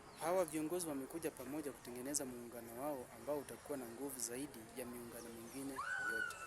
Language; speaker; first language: Swahili; non-native, local second language; Gusii